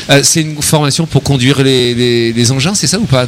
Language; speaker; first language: French; native; French